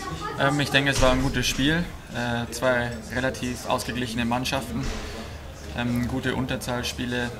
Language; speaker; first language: German; native; German